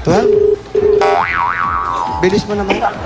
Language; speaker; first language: Filipino; native; Filipino